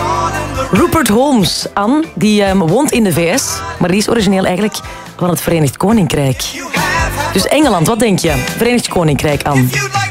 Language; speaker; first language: Dutch; native; Dutch